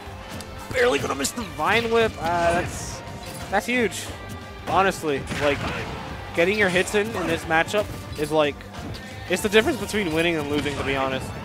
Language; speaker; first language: English; native; English